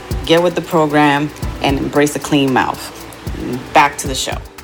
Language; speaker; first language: English; early bilingual, other home language; Spanish